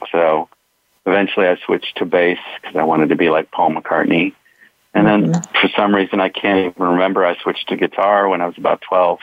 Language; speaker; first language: English; native; English